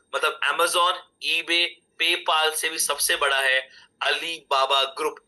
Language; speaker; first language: Hindi; native; Hindi